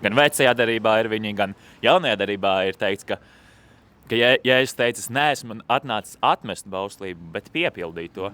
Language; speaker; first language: Latvian; native; Latvian